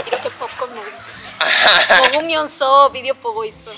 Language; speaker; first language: Korean; non-native, learner; Spanish